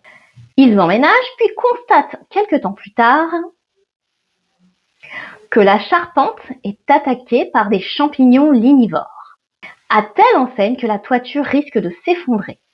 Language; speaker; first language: French; native; French